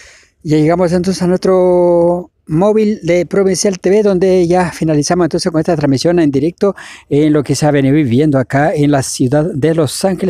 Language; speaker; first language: Spanish; native; Spanish